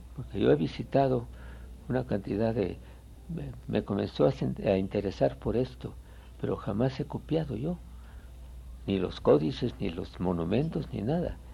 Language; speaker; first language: Spanish; native; Spanish